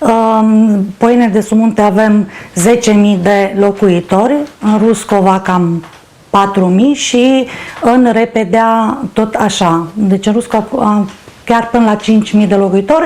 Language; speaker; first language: Romanian; non-native, local second language; Ukrainian